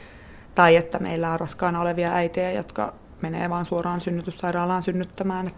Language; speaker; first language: Finnish; native; Finnish